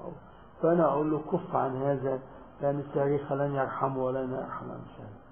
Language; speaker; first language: Arabic; native; Arabic